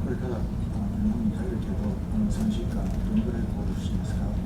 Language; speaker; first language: Japanese; non-native, fluent; English